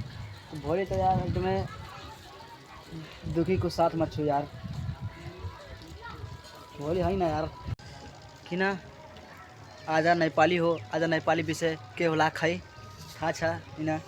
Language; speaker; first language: Nepali; non-native, local second language; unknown